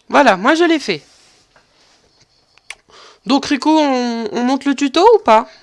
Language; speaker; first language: French; native; French